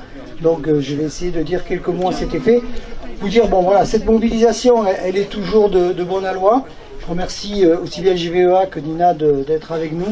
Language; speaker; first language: French; native; French